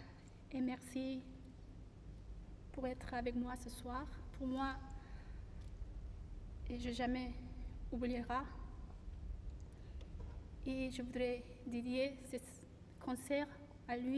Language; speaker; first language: French; non-native, learner; Korean